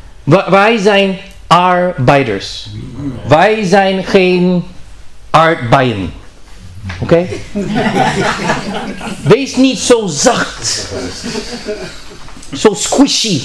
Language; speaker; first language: Dutch; non-native, learner; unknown